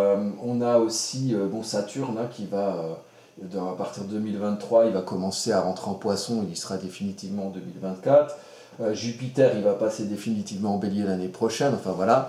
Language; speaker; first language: French; native; French